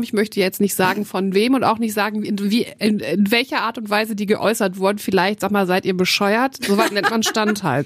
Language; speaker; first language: German; native; German